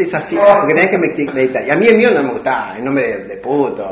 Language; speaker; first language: Spanish; native; Spanish